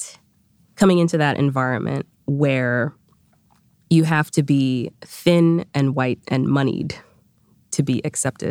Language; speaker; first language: English; early bilingual, other home language; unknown